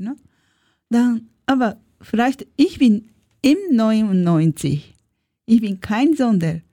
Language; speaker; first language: German; non-native, learner; Japanese